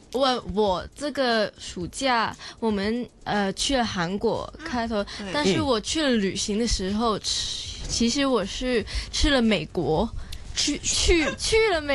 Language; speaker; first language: Chinese; non-native, local second language; Cantonese